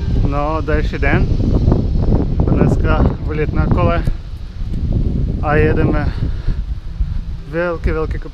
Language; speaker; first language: Czech; non-native, fluent; Russian